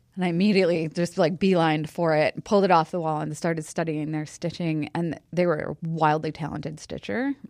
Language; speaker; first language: English; native; English